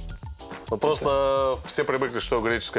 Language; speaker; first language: Russian; native; Russian